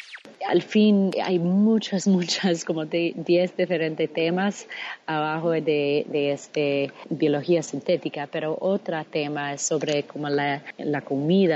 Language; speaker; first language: Spanish; non-native, fluent; English